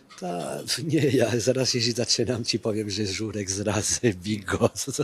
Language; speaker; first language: Polish; non-native, fluent; French